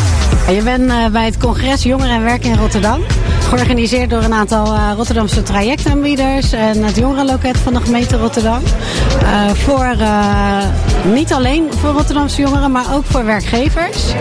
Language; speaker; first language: Dutch; native; Dutch